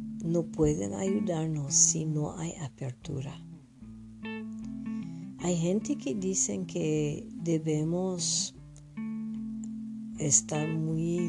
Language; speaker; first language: Spanish; non-native, fluent; French